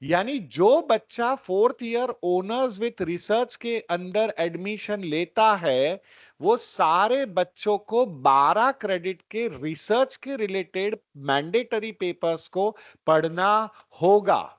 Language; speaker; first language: Hindi; non-native, local second language; Gujarati